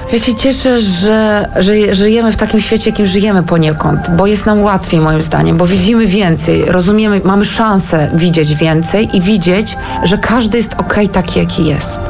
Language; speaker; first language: Polish; early bilingual, heritage; Polish